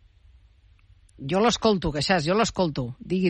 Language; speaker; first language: Catalan; native; Catalan